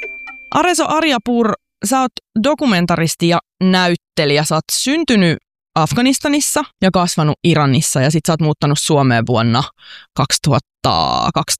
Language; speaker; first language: Finnish; native; Finnish